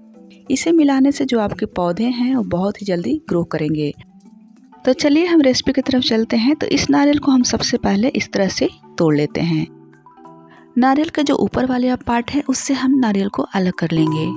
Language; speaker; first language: Hindi; native; Hindi